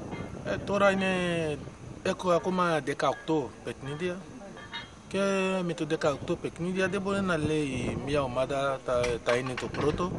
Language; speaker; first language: Greek; non-native, learner; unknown